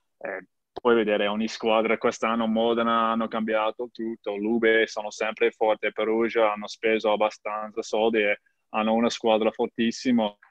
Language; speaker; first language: Italian; non-native, learner; English